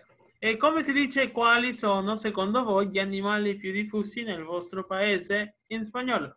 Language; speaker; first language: Italian; non-native, fluent; Spanish